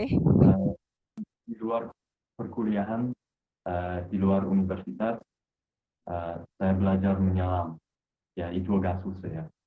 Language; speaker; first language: Indonesian; non-native, fluent; English